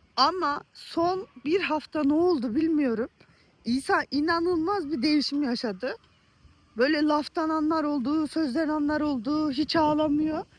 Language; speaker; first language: Turkish; early bilingual, heritage; Turkish